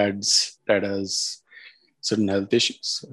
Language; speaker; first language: English; non-native, local second language; Marathi